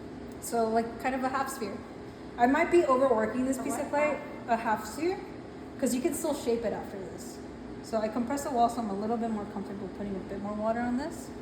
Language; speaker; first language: English; native; English